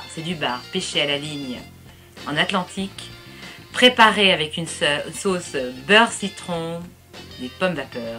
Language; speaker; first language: French; early bilingual, other home language; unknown